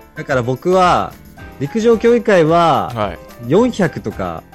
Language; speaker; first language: Japanese; native; Japanese